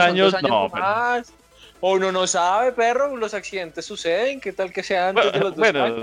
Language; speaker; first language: Spanish; native; Spanish